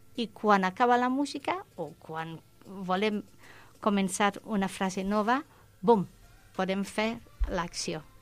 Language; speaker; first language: Catalan; non-native, fluent; English